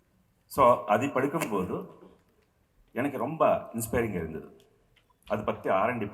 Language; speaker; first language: Tamil; non-native, local second language; Telugu